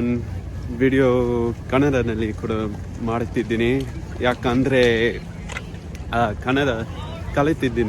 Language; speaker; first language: Kannada; non-native, learner; English